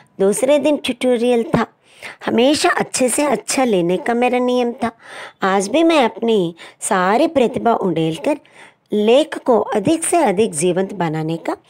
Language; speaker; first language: Hindi; non-native, local second language; Telugu